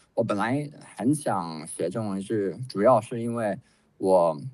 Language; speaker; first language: Chinese; non-native, fluent; English